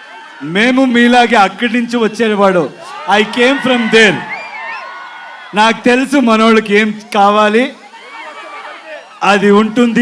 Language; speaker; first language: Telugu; non-native, local second language; Kannada